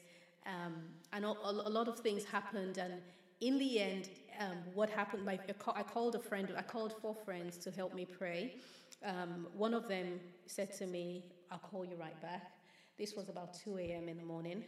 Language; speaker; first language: English; non-native, local second language; Yoruba